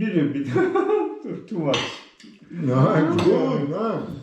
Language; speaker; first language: English; non-native, learner; Korean